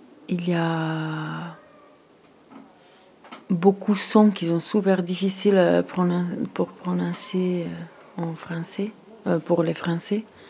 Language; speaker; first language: French; non-native, fluent; Croatian